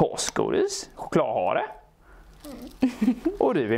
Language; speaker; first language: Swedish; native; Swedish